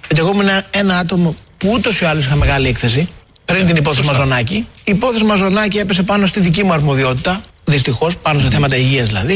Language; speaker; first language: Greek; native; Greek